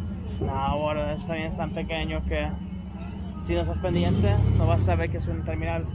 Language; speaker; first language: Spanish; non-native, learner; English